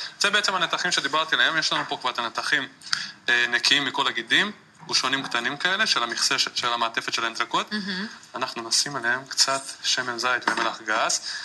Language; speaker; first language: Hebrew; non-native, fluent; Portuguese